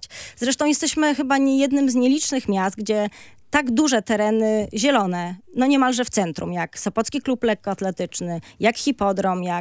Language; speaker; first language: Polish; native; Polish